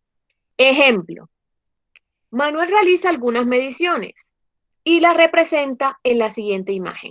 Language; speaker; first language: Spanish; native; Spanish